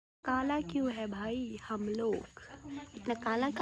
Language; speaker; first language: Hindi; non-native, local second language; Kok Borok